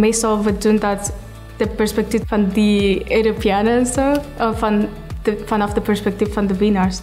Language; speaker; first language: Dutch; non-native, local second language; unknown